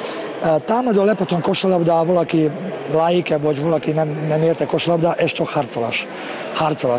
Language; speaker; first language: Hungarian; non-native, learner; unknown